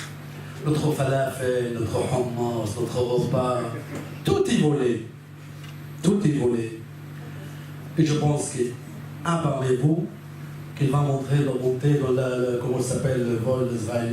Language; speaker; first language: French; non-native, fluent; Arabic